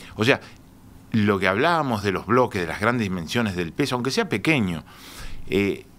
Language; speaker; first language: Spanish; native; Spanish